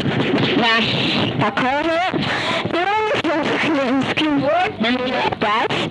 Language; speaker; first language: Russian; native; Russian